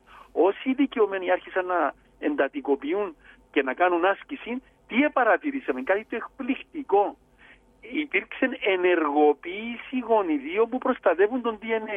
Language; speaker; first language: Greek; native; Greek